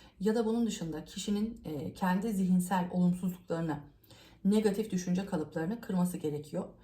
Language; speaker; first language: Turkish; native; Turkish